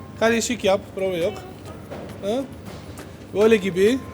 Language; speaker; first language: Turkish; non-native, learner; Italian